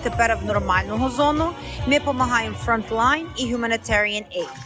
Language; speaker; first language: Ukrainian; early bilingual, heritage; Ukrainian